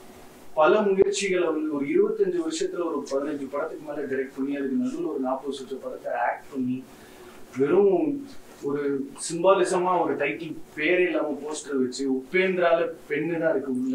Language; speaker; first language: Tamil; native; Tamil